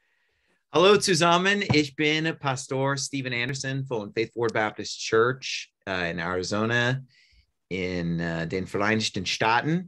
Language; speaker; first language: German; non-native, learner; English